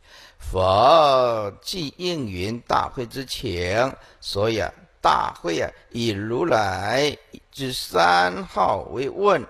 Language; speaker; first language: Chinese; native; Chinese